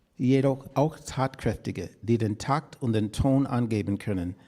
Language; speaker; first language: German; non-native, fluent; English